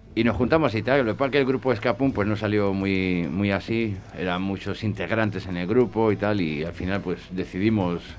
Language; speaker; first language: Spanish; native; Spanish